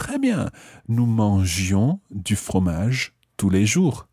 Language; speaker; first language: French; non-native, fluent; English